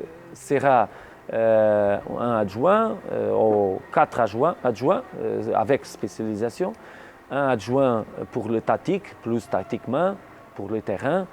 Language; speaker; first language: French; non-native, learner; Portuguese